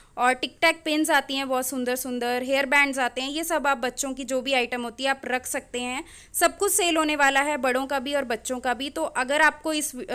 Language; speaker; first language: Hindi; native; Hindi